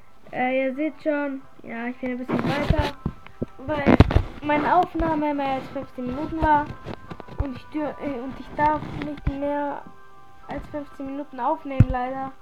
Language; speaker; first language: German; early bilingual, other home language; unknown